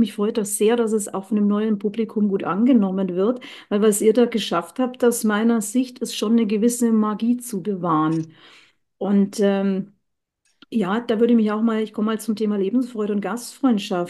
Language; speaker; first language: German; native; German